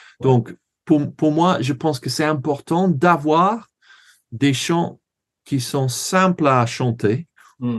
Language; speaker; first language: French; non-native, fluent; English